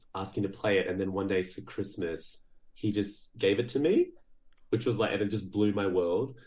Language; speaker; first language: English; early bilingual, other home language; Portuguese